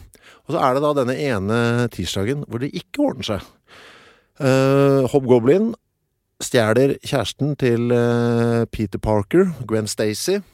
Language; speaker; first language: Norwegian; native; Norwegian